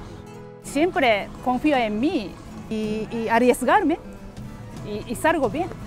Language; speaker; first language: Spanish; non-native, learner; Japanese